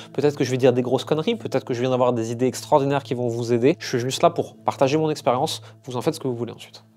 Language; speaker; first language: French; native; French